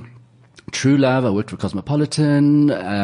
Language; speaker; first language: English; native; English